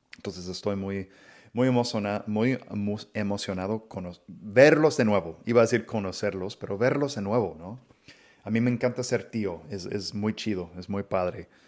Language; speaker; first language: Spanish; non-native, fluent; English